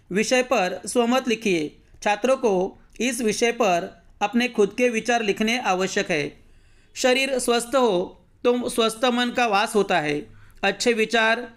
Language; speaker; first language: Hindi; non-native, local second language; Marathi